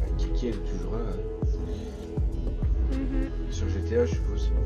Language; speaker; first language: French; native; French